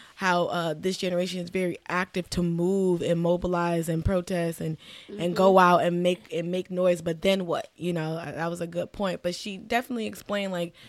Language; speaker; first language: English; native; English